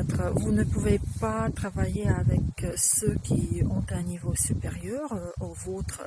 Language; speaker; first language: French; non-native, fluent; Russian